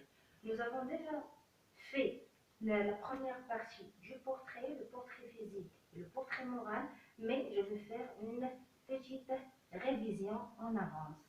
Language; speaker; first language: French; non-native, local second language; Arabic